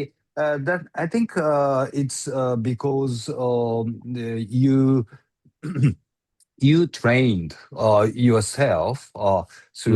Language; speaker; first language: English; non-native, learner; Japanese